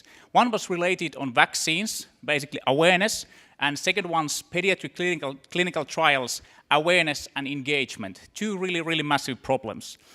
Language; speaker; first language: English; non-native, fluent; Finnish